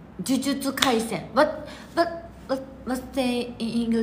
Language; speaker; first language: English; non-native, learner; Japanese